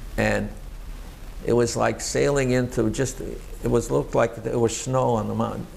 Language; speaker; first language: English; native; English